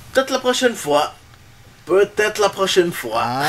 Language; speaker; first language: French; native; French